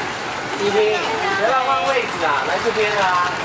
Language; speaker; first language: Chinese; native; Chinese